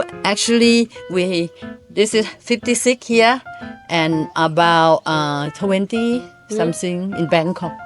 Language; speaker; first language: English; non-native, local second language; Thai